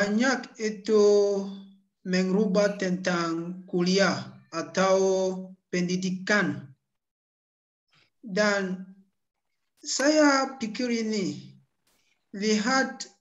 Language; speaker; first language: Indonesian; non-native, learner; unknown